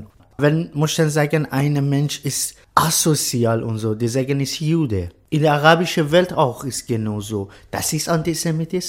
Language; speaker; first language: German; non-native, learner; Persian